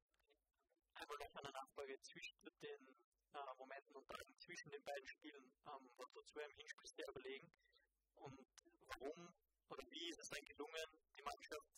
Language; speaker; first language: German; native; German